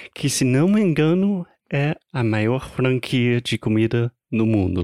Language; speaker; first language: Portuguese; non-native, fluent; English